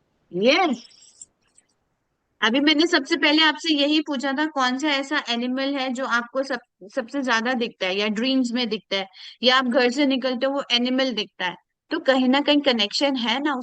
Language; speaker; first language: Hindi; native; Hindi